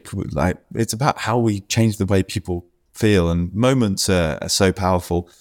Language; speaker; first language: English; native; English